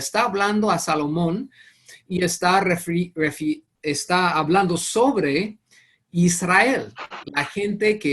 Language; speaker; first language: Spanish; non-native, fluent; English